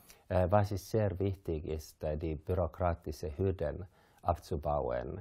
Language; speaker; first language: German; non-native, fluent; Finnish